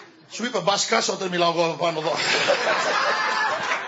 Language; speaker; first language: English; native; English